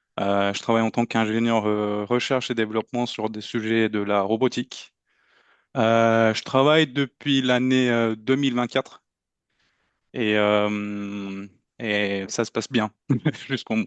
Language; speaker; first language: French; non-native, fluent; Turkish